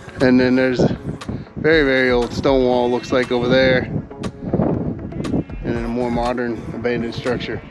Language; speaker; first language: English; native; English